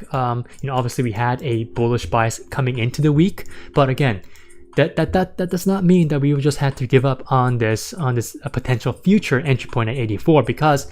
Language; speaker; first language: English; native; English